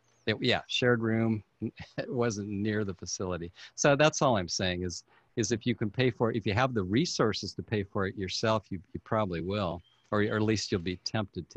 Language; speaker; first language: English; native; English